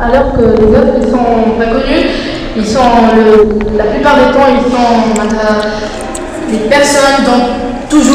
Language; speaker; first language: French; non-native, local second language; Arabic